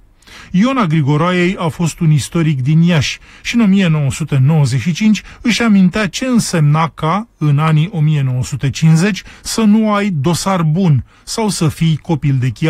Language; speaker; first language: Romanian; native; Romanian